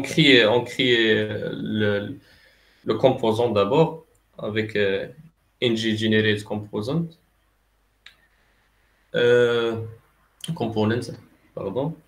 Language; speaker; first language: French; non-native, local second language; Arabic